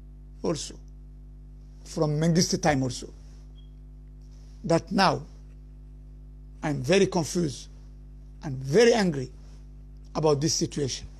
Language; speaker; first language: English; non-native, learner; Somali